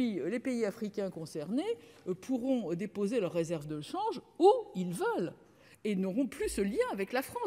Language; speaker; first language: French; native; French